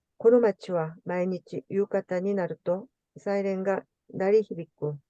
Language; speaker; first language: Japanese; non-native, learner; Korean